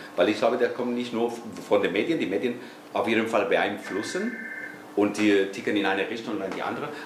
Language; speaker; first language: German; non-native, fluent; Spanish